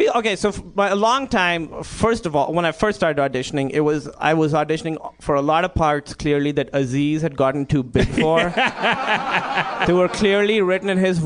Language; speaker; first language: English; non-native, local second language; Urdu